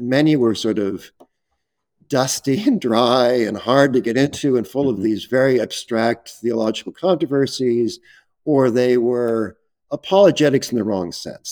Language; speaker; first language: English; native; English